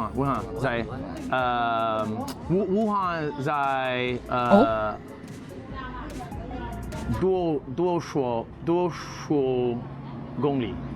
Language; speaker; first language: Chinese; non-native, learner; English